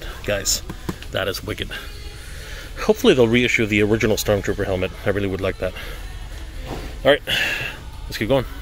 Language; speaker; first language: English; native; English